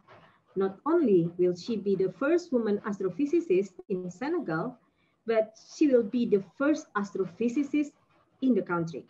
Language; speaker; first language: English; non-native, fluent; Indonesian